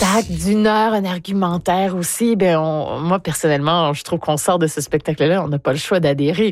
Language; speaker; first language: French; native; French